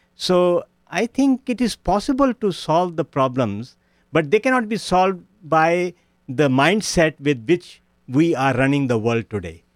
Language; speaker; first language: English; non-native, local second language; Punjabi